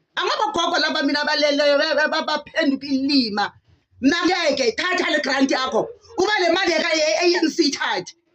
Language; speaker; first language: Zulu; non-native, local second language; Southern Sotho